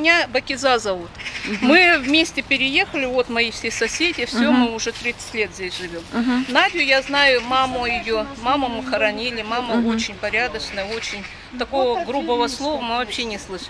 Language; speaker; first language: Russian; native; Russian